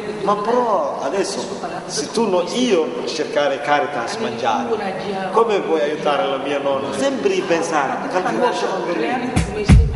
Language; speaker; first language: Italian; non-native, learner; Somali